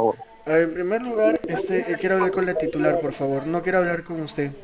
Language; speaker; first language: Spanish; native; Spanish